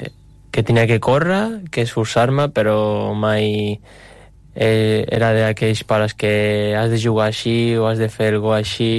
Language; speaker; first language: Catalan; non-native, local second language; Spanish